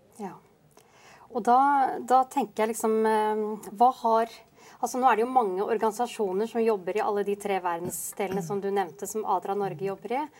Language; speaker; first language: Norwegian; native; Norwegian